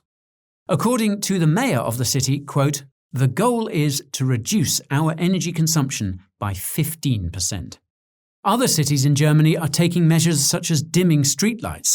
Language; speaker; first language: English; native; English